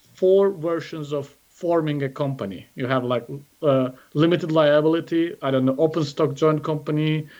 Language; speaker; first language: English; non-native, fluent; Azerbaijani